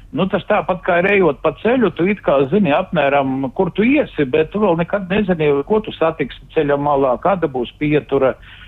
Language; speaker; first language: Latvian; native; Latvian